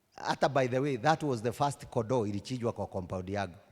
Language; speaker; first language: English; non-native, local second language; Swahili